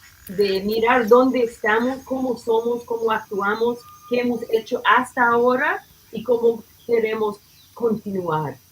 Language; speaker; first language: Spanish; non-native, fluent; English